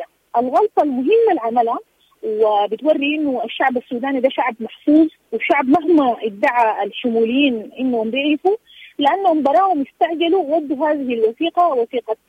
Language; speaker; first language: Arabic; native; Arabic